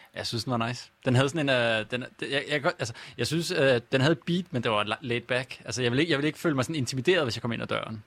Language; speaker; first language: Danish; native; Danish